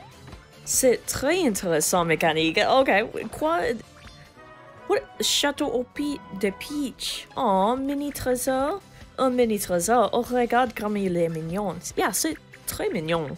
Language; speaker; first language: French; non-native, learner; English